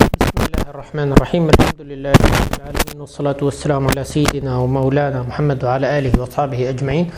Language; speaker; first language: Arabic; native; Arabic